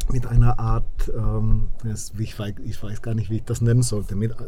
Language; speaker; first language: German; non-native, fluent; Czech